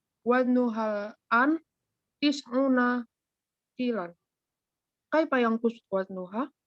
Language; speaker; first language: Arabic; non-native, learner; Indonesian